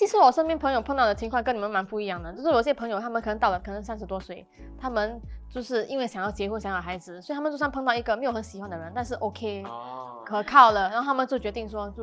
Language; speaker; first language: Chinese; native; Chinese